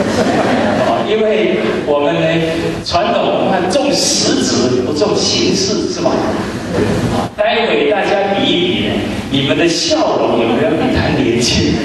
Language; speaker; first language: Chinese; native; Chinese